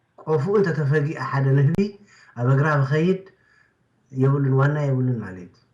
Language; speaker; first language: Tigrinya; native; Tigrinya